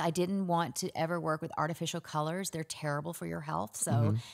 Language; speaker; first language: English; native; English